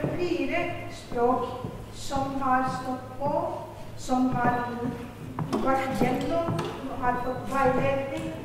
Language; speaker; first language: Norwegian; non-native, fluent; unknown